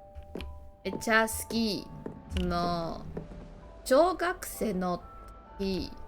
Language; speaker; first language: Japanese; non-native, learner; Chinese